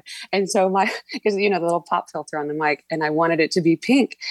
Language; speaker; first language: English; native; English